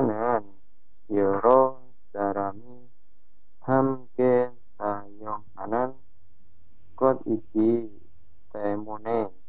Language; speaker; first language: Korean; non-native, learner; Indonesian